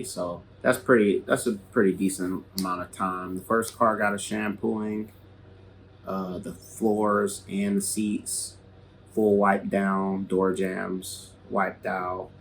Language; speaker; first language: English; native; English